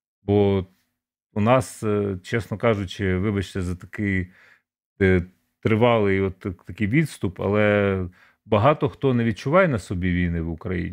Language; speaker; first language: Ukrainian; native; Ukrainian